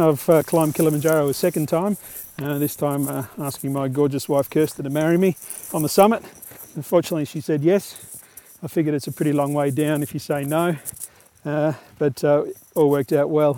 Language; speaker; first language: English; native; English